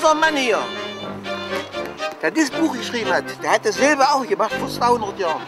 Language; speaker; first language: German; native; German